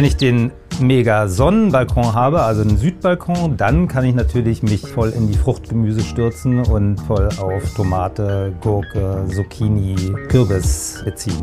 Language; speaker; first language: German; native; German